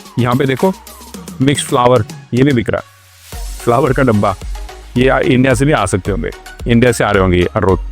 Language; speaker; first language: Hindi; non-native, local second language; Marathi